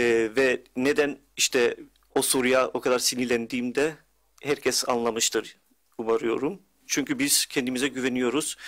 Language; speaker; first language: Turkish; early bilingual, heritage; Turkish